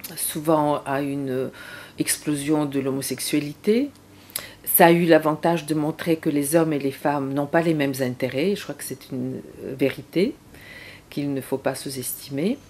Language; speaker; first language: French; non-native, fluent; Bulgarian